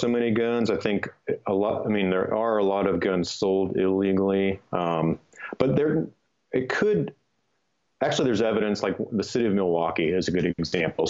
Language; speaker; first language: English; native; English